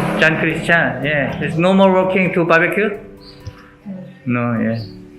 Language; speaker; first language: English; non-native, learner; Korean